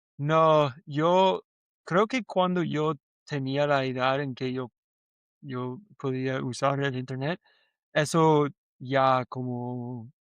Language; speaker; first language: Spanish; non-native, learner; English